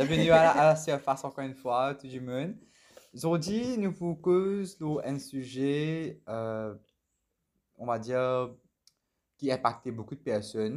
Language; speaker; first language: French; non-native, local second language; Morisyen